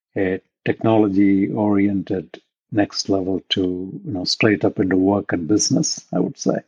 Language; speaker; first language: English; non-native, local second language; Tamil